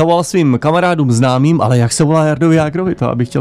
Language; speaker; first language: Czech; native; Czech